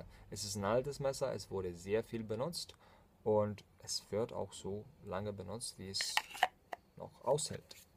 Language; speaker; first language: German; non-native, fluent; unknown